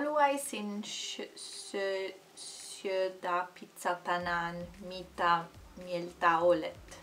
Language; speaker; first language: Finnish; non-native, learner; Italian